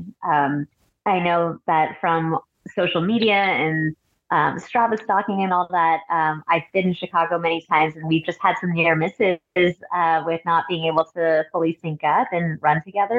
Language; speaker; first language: English; native; English